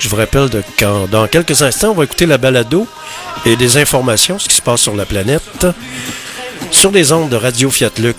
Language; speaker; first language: French; native; French